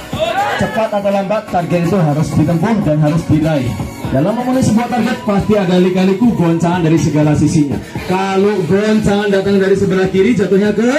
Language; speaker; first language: Indonesian; non-native, local second language; Javanese